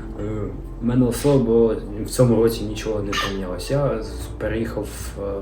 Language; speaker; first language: Ukrainian; non-native, local second language; Russian